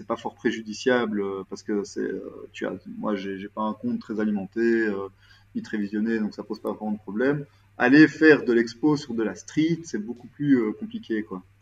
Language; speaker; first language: French; native; French